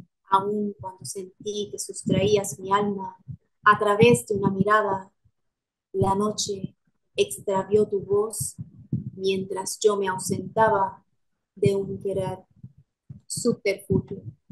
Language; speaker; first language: Spanish; native; Spanish